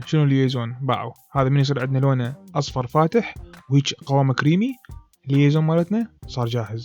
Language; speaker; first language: Arabic; native; Arabic